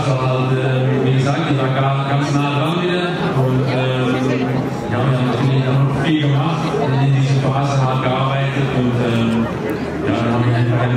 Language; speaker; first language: German; non-native, fluent; Dutch